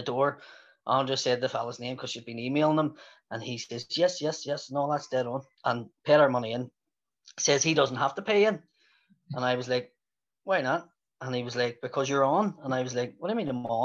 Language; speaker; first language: English; native; English